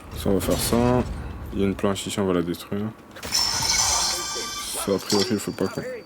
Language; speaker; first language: French; native; French